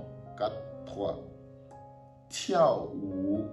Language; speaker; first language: Chinese; non-native, learner; French